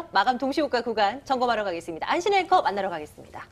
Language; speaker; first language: Korean; native; Korean